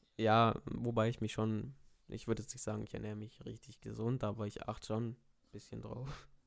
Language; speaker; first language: German; early bilingual, other home language; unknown